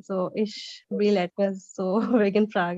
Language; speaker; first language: German; non-native, learner; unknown